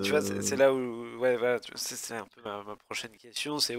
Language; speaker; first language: French; native; French